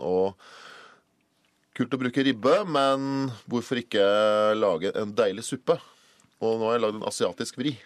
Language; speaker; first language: Norwegian; native; Norwegian